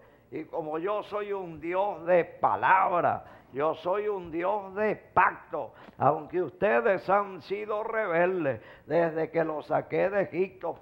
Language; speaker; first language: Spanish; native; Spanish